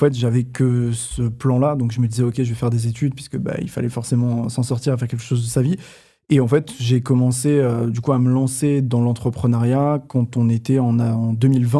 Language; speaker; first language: French; native; French